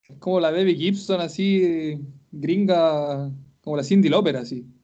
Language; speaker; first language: Spanish; native; Spanish